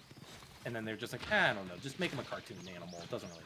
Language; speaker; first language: English; native; English